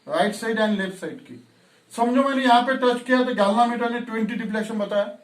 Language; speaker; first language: Hindi; non-native, local second language; Marathi